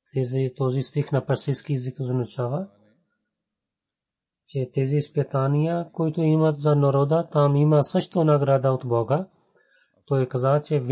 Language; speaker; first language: Bulgarian; non-native, fluent; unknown